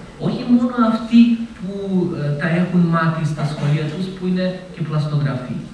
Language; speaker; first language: Greek; non-native, fluent; Macedonian